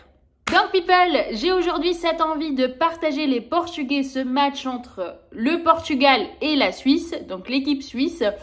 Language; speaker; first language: French; non-native, local second language; Arabic